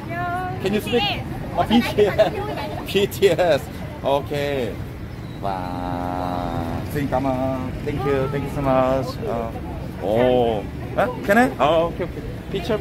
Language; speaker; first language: English; non-native, learner; Korean